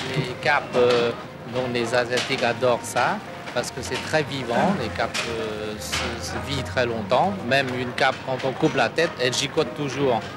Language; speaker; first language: French; non-native, fluent; Cantonese